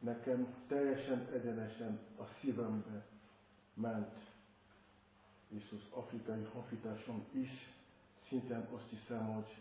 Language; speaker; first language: Hungarian; non-native, fluent; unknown